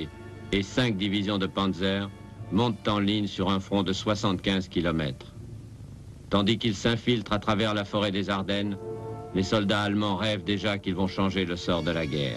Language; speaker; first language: French; native; French